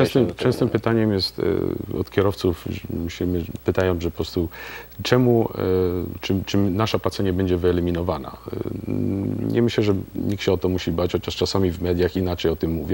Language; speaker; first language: Polish; native; Polish